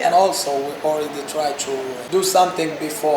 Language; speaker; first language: English; non-native, learner; Arabic